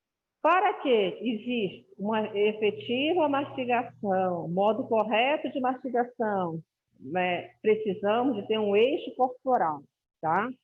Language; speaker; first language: Portuguese; native; Portuguese